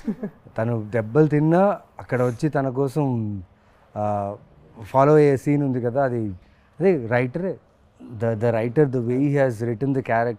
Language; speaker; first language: Telugu; native; Telugu